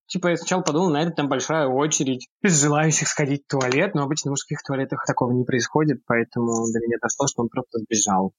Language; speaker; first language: Russian; early bilingual, heritage; Russian